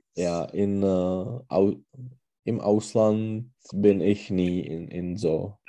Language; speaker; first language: German; non-native, learner; Czech